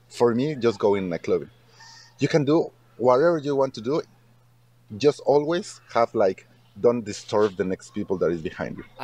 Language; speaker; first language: English; non-native, learner; Spanish